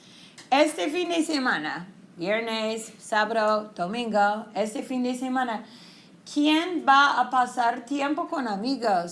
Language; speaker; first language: Spanish; non-native, fluent; English